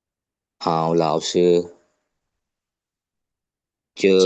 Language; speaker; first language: Chinese; non-native, learner; Lao